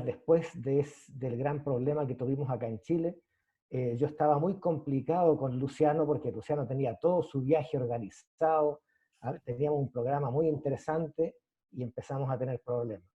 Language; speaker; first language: Spanish; native; Spanish